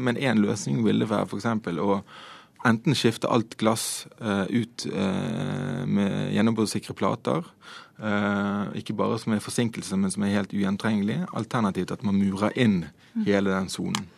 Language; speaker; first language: Norwegian; native; Norwegian